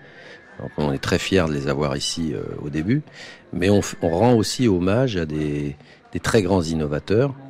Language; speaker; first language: French; native; French